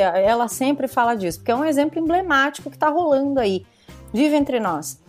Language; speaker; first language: Portuguese; native; Portuguese